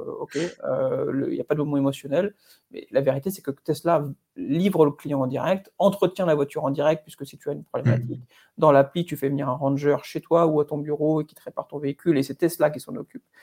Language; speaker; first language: French; native; French